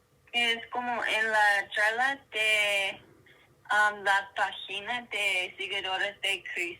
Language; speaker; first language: Spanish; non-native, learner; English